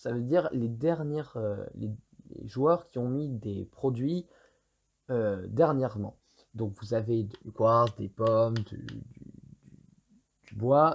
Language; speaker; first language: French; native; French